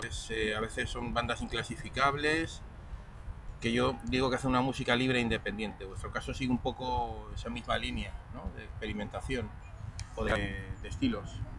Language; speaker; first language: Spanish; native; Spanish